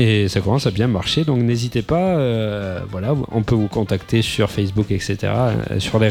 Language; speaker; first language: French; native; French